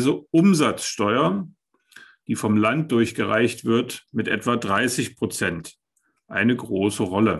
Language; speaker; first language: German; native; German